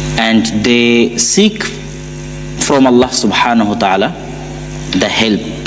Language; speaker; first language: English; non-native, local second language; Bangla